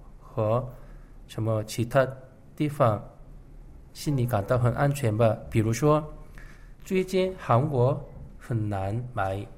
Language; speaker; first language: Chinese; non-native, fluent; Korean